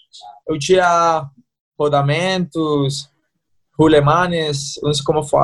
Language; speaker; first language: Portuguese; non-native, learner; Spanish